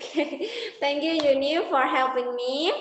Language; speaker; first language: English; non-native, learner; Indonesian